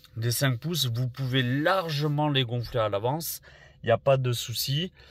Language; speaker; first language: French; native; French